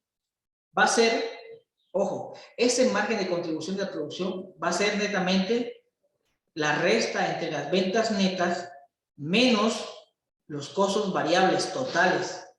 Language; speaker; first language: Spanish; native; Spanish